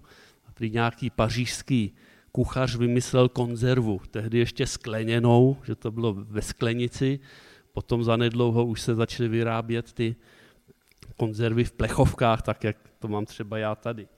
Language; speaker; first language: Czech; native; Czech